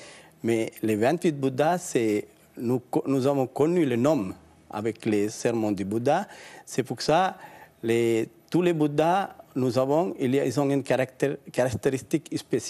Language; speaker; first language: French; non-native, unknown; Sinhala